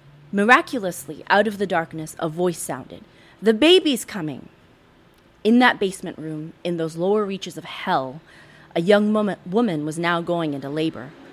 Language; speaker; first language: English; native; English